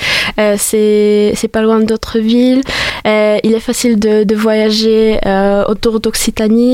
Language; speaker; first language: French; non-native, fluent; Polish